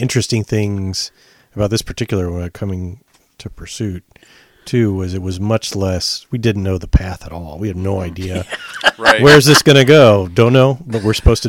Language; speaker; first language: English; native; English